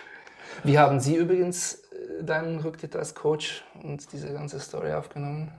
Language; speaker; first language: German; native; German